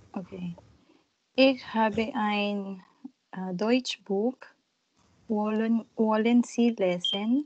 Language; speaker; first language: German; non-native, learner; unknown